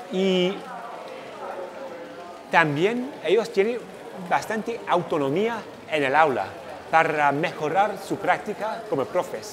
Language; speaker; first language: Spanish; non-native, fluent; English